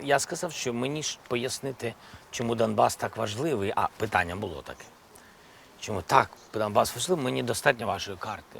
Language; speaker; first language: Ukrainian; non-native, local second language; Russian